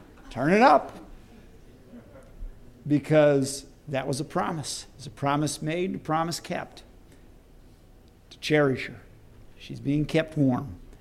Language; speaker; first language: English; native; English